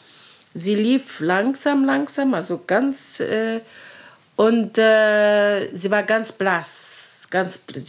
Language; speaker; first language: German; non-native, learner; Arabic